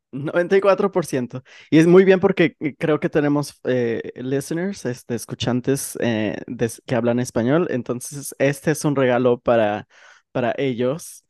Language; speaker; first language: Spanish; early bilingual, heritage; Spanish